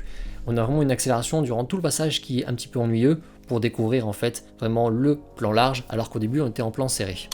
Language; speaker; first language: French; native; French